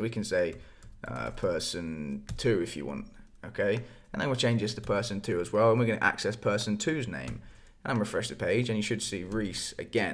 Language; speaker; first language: English; native; English